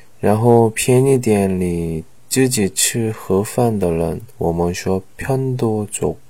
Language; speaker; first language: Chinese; non-native, learner; Korean